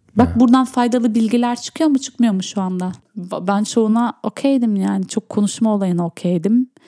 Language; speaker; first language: Turkish; early bilingual, heritage; Turkish